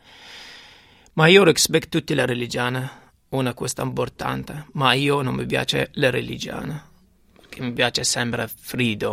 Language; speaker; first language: Italian; non-native, learner; Arabic